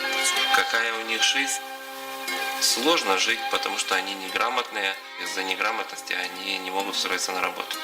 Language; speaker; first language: Russian; native; Russian